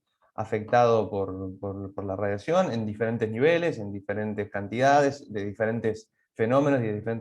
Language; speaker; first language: Spanish; native; Spanish